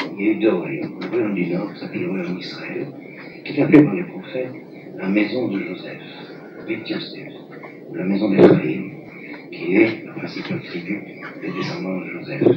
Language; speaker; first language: French; non-native, local second language; Arabic